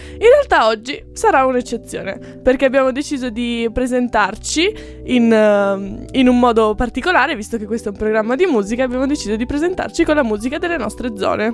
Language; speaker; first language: Italian; native; Italian